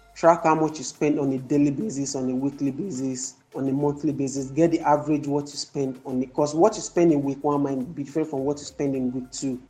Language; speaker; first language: English; non-native, local second language; Yoruba